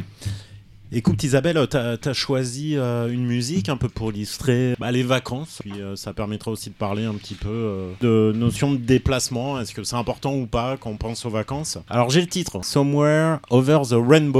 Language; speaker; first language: French; native; French